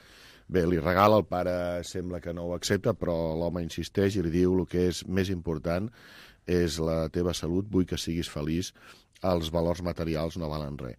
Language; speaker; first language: Catalan; native; Catalan